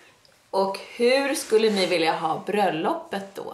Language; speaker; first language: Swedish; native; Swedish